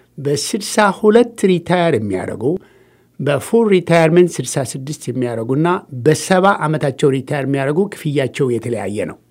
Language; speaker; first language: Amharic; native; Amharic